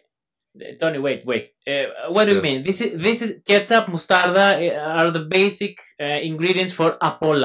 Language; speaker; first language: English; non-native, fluent; Greek